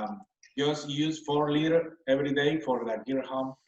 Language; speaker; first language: English; non-native, learner; Spanish